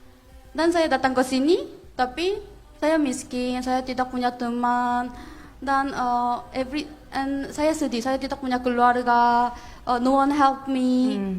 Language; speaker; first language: Indonesian; non-native, fluent; Korean